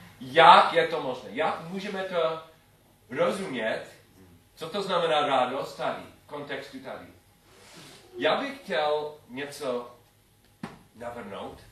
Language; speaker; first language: Czech; non-native, learner; English